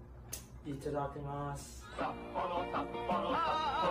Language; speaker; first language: Japanese; non-native, learner; English